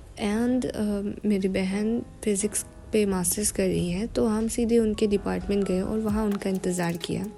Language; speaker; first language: Hindi; non-native, local second language; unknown